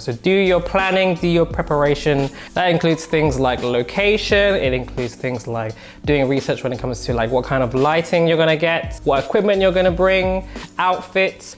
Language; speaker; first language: English; native; English